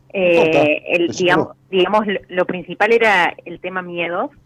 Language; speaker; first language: Spanish; native; Spanish